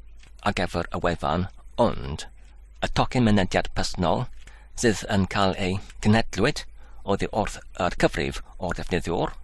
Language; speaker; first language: Welsh; non-native, learner; Polish